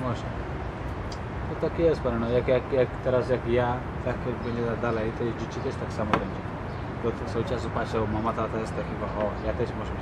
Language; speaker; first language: Polish; non-native, learner; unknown